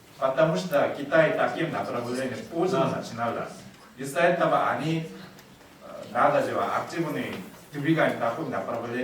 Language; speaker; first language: Russian; non-native, learner; Korean